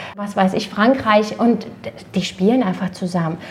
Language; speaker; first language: German; non-native, fluent; Latvian